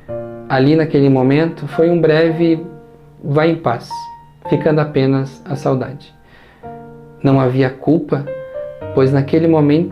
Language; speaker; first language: Portuguese; native; Portuguese